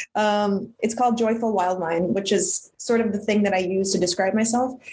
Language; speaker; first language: English; early bilingual, other home language; Russian